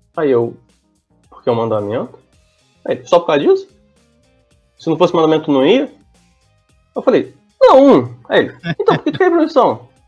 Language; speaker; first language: Portuguese; native; Portuguese